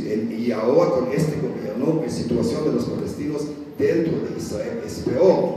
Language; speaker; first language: Spanish; non-native, learner; Hebrew